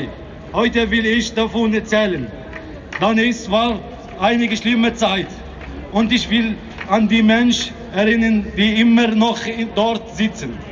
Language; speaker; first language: German; non-native, learner; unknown